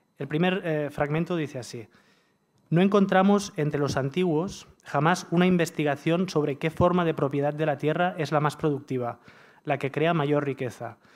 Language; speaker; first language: Spanish; native; Spanish